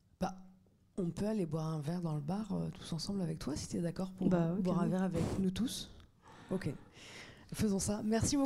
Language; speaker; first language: French; native; French